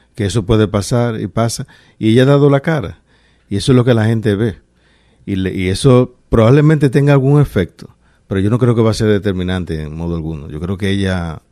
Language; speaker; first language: Spanish; native; Spanish